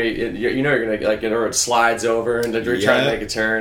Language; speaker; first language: English; native; English